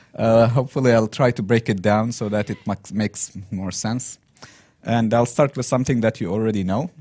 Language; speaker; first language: English; non-native, fluent; Arabic